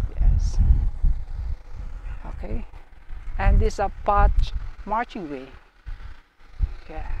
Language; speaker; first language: English; non-native, learner; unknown